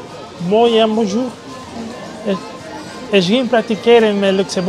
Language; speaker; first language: Spanish; native; Spanish